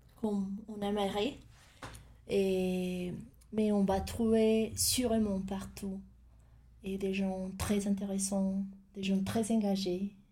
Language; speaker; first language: French; non-native, fluent; Spanish